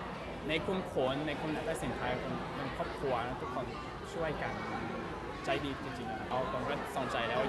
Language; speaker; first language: Thai; non-native, learner; English